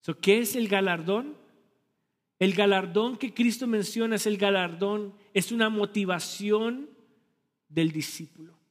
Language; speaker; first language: Spanish; early bilingual, heritage; Spanish